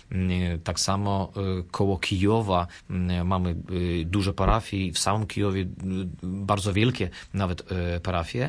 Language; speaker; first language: Polish; non-native, fluent; Russian